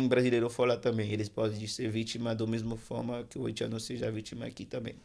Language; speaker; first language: Portuguese; non-native, fluent; Haitian Creole